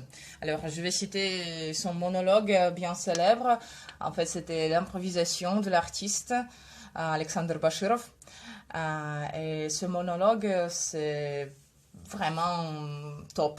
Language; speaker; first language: French; non-native, fluent; Russian